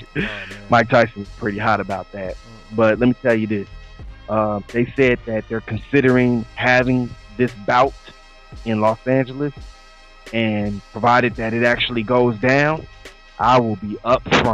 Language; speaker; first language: English; native; English